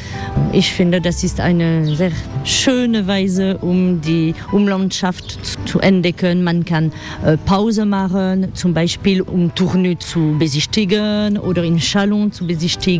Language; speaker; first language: German; non-native, fluent; French